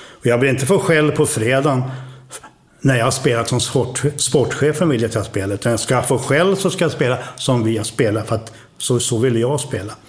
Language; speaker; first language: Swedish; native; Swedish